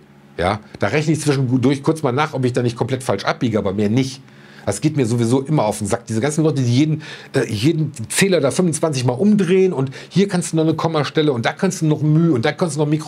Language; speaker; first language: German; native; German